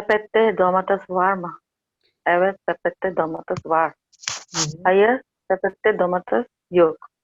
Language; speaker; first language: Turkish; non-native, learner; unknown